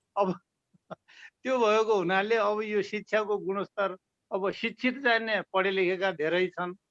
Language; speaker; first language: Nepali; non-native, local second language; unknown